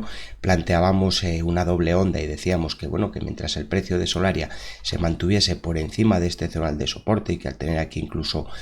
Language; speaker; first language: Spanish; native; Spanish